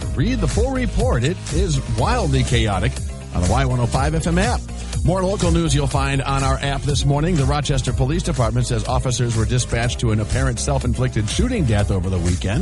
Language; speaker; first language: English; native; English